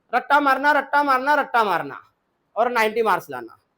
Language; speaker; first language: Hindi; non-native, local second language; Marathi